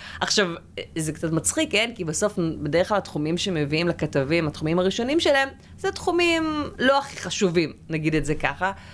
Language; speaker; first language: Hebrew; early bilingual, other home language; Russian